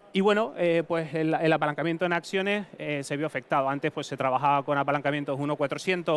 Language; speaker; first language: Spanish; native; Spanish